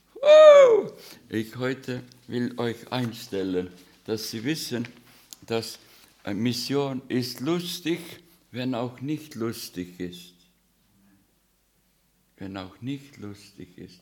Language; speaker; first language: German; non-native, fluent; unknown